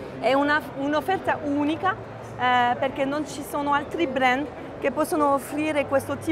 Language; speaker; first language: Italian; non-native, fluent; French